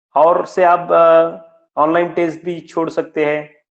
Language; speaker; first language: Hindi; non-native, local second language; Marathi